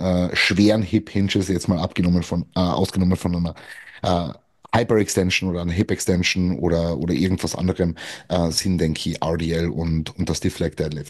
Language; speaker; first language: German; native; German